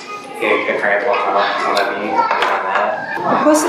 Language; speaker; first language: French; non-native, local second language; English